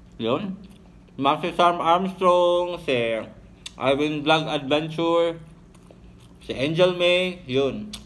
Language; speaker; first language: Filipino; non-native, local second language; Cebuano